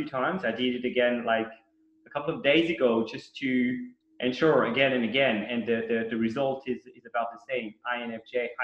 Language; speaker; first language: English; non-native, fluent; Italian